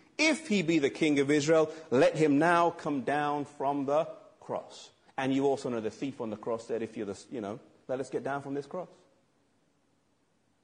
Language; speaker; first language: English; native; English